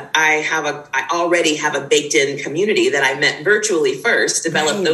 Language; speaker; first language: English; native; English